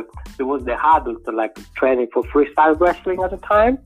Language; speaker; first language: English; non-native, fluent; Italian